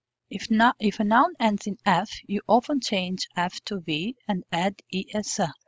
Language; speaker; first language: English; non-native, fluent; Albanian